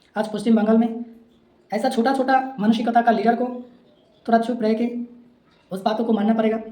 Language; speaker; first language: Hindi; non-native, local second language; Bangla